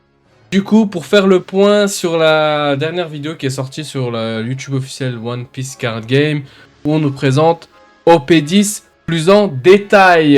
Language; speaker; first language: French; native; French